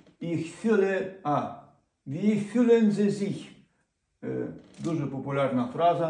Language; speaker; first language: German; non-native, learner; Ukrainian